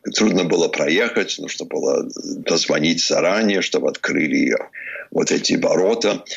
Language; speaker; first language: Russian; early bilingual, heritage; Russian